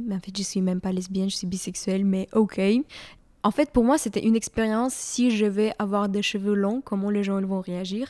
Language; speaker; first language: French; non-native, fluent; Ukrainian